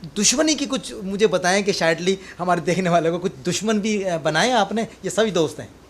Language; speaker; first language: Urdu; non-native, local second language; Sindhi